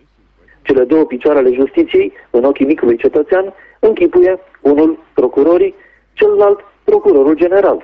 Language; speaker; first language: Romanian; native; Romanian